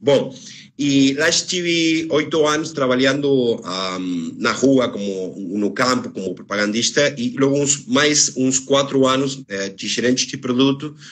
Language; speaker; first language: Portuguese; non-native, fluent; Spanish